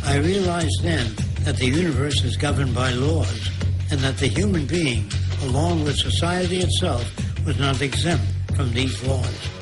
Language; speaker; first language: English; native; English